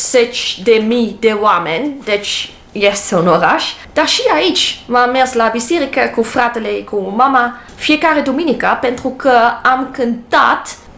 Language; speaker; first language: Romanian; non-native, learner; English